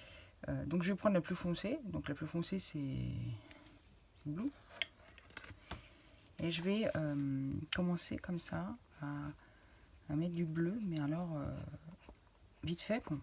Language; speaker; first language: French; native; French